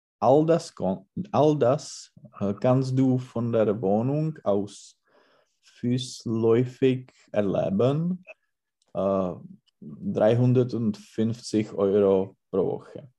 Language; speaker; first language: German; non-native, learner; Czech